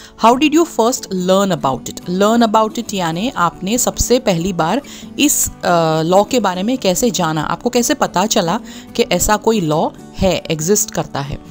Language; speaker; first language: Hindi; non-native, local second language; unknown